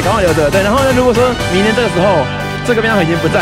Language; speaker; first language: Chinese; native; Chinese